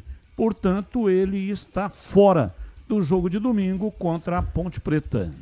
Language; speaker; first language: Portuguese; native; Portuguese